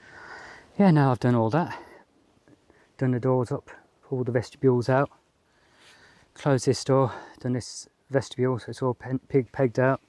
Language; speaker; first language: English; native; English